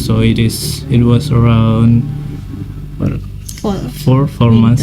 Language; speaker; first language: English; non-native, fluent; Indonesian